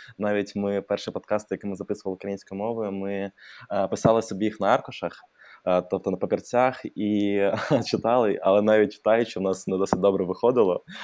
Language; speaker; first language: Ukrainian; non-native, local second language; Russian